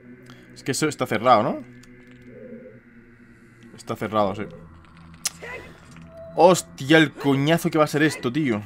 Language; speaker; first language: Spanish; native; Spanish